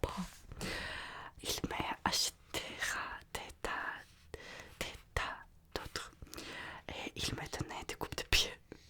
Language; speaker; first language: French; non-native, learner; Russian